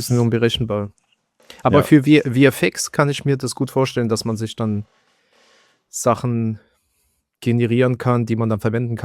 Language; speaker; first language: German; native; German